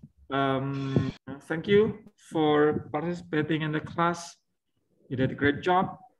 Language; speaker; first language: English; non-native, fluent; Indonesian